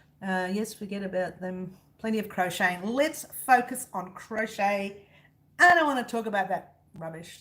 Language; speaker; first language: English; native; English